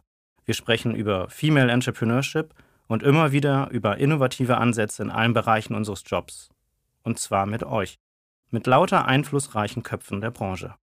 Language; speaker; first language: German; native; German